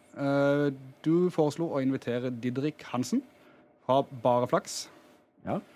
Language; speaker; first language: Norwegian; native; Norwegian